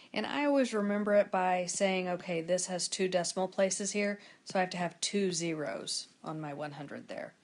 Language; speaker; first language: English; native; English